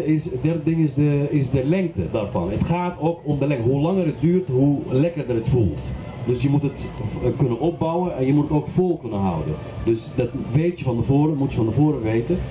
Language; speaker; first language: Dutch; non-native, fluent; Arabic